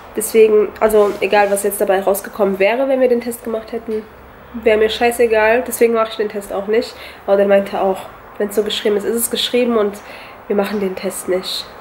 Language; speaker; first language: German; early bilingual, other home language; Turkish